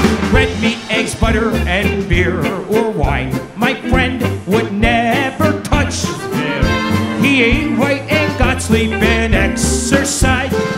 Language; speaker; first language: English; native; English